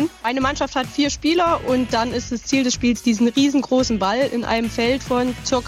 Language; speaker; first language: German; native; German